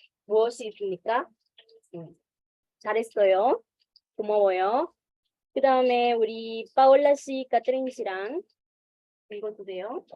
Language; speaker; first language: Korean; non-native, fluent; Spanish